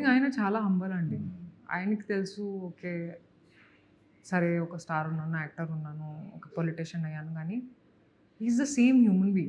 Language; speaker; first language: Telugu; non-native, local second language; Hindi